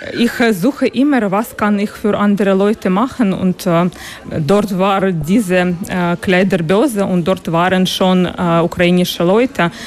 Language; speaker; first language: German; non-native, learner; Ukrainian